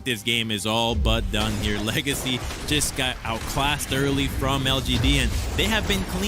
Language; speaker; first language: English; native; English